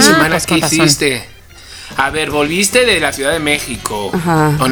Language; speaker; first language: Spanish; native; Spanish